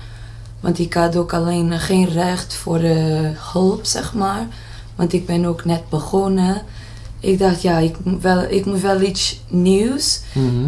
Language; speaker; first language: Dutch; non-native, learner; Portuguese